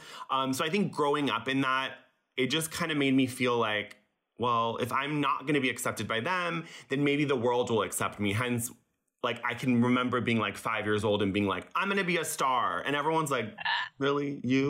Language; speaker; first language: English; early bilingual, other home language; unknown